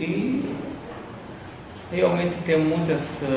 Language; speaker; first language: Portuguese; non-native, fluent; Arabic